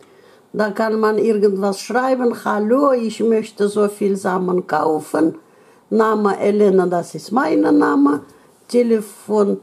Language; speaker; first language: German; non-native, learner; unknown